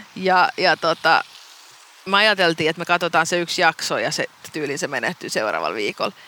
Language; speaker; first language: Finnish; non-native, local second language; Swedish